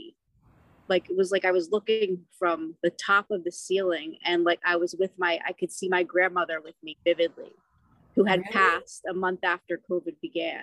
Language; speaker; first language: English; native; English